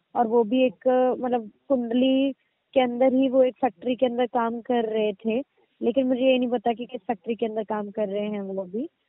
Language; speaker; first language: Hindi; native; Hindi